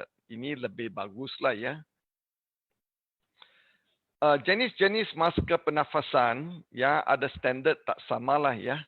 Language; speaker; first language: Indonesian; non-native, learner; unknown